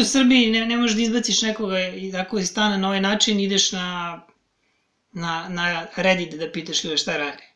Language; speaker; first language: Serbian; native; Serbian